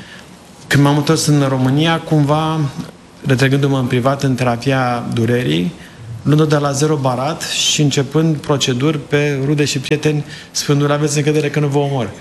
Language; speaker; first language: Romanian; native; Romanian